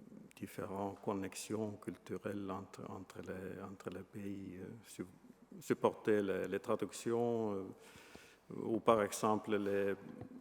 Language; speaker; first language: French; non-native, fluent; Estonian